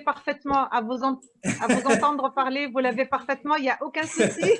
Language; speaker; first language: French; native; French